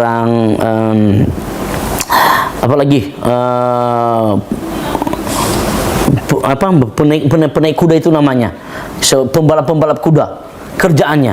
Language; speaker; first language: Indonesian; non-native, local second language; Nias